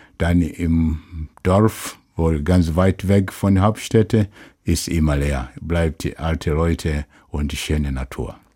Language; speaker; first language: German; non-native, learner; Swahili